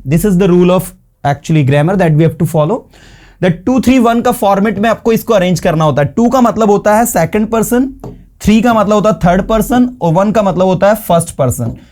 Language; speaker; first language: Hindi; native; Hindi